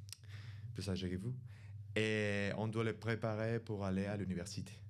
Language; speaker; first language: French; non-native, fluent; Spanish